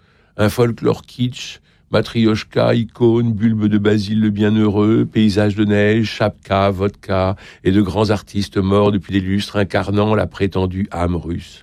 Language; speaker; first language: French; native; French